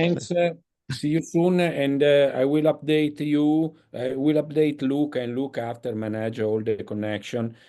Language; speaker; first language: English; non-native, fluent; Italian